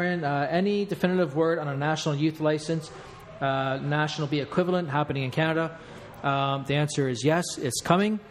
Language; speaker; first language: English; native; English